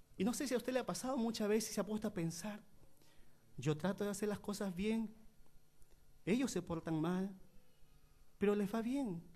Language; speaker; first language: Spanish; native; Spanish